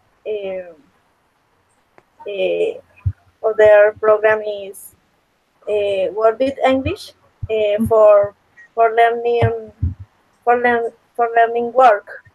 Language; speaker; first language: English; non-native, learner; Spanish